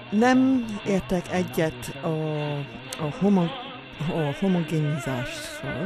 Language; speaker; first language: Hungarian; non-native, fluent; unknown